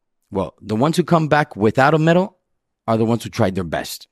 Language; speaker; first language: English; non-native, fluent; Spanish